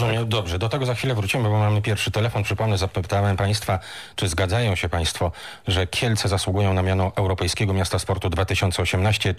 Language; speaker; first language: Polish; native; Polish